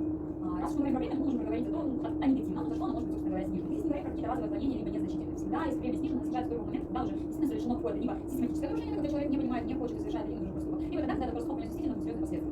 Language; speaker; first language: Russian; native; Russian